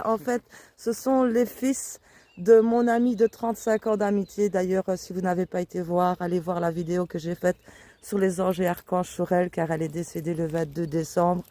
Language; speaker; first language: French; native; French